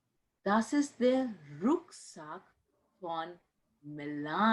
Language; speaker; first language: German; non-native, fluent; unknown